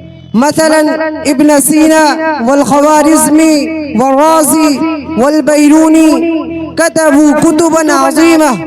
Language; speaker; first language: Arabic; non-native, fluent; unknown